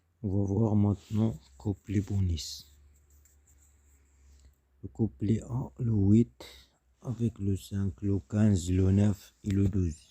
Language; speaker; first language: French; non-native, learner; Arabic